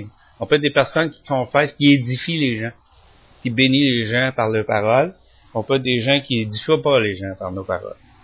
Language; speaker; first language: French; native; French